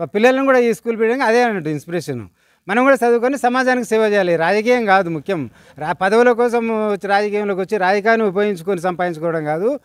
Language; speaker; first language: Telugu; native; Telugu